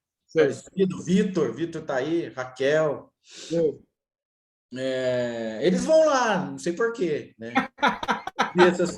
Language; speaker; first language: Portuguese; native; Portuguese